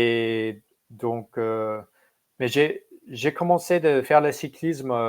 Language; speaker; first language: French; non-native, fluent; English